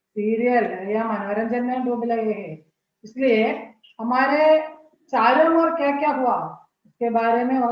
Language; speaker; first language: Hindi; non-native, local second language; Malayalam